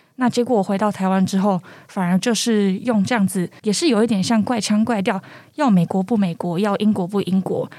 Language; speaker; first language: Chinese; native; Chinese